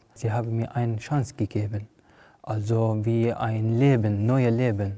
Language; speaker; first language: German; non-native, learner; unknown